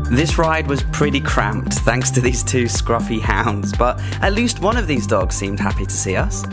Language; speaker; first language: English; native; English